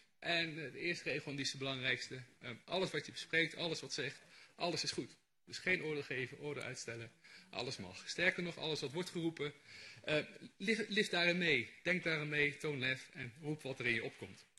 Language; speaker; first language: Dutch; native; Dutch